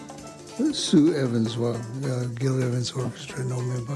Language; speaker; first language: Japanese; non-native, learner; English